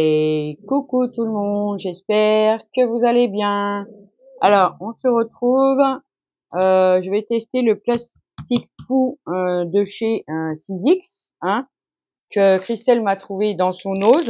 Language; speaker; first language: French; native; French